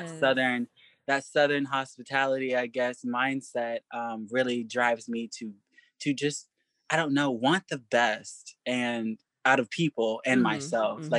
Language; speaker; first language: English; native; English